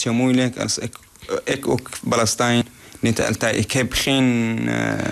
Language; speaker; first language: Dutch; non-native, learner; Arabic